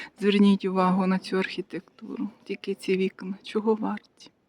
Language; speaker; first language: Ukrainian; native; Ukrainian